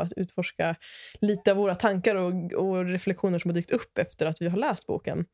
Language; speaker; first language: Swedish; native; Swedish